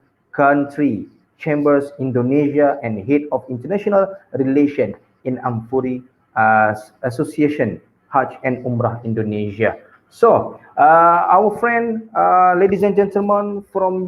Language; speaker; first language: English; non-native, local second language; Malay